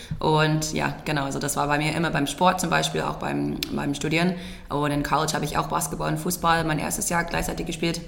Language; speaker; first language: German; non-native, fluent; English